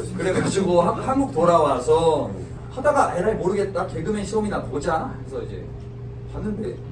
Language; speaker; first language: Korean; native; Korean